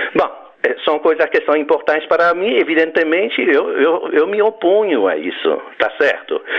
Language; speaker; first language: Portuguese; non-native, fluent; French